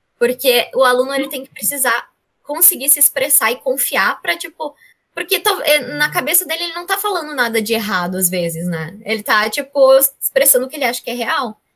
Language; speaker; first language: Portuguese; native; Portuguese